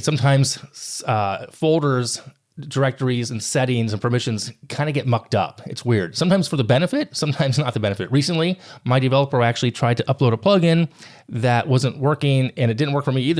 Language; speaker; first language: English; native; English